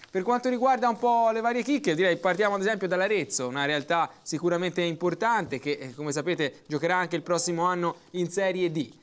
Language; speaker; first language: Italian; native; Italian